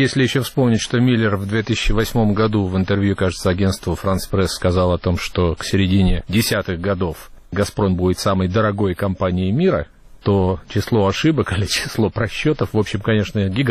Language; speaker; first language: Russian; native; Russian